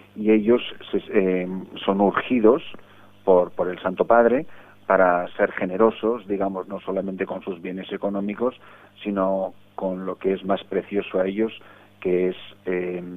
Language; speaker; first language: Spanish; early bilingual, other home language; English